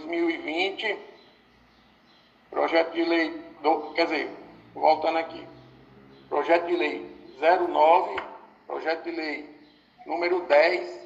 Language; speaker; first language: Portuguese; native; Portuguese